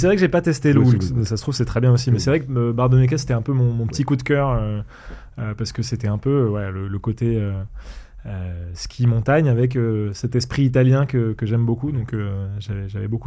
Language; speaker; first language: French; native; French